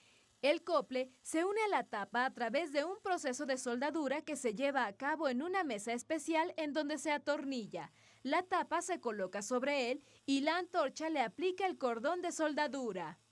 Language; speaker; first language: Spanish; native; Spanish